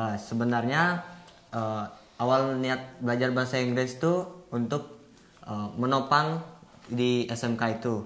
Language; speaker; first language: Indonesian; non-native, local second language; Balinese